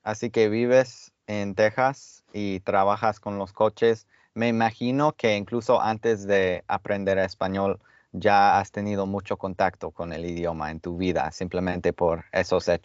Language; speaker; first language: Spanish; non-native, fluent; English